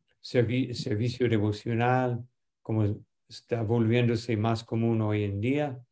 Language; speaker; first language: Spanish; non-native, fluent; English